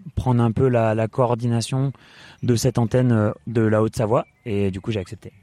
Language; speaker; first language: French; native; French